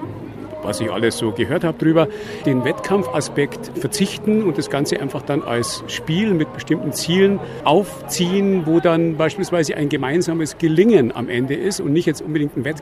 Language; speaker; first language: German; native; German